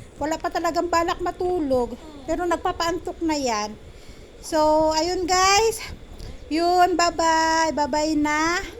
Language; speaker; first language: Filipino; native; Filipino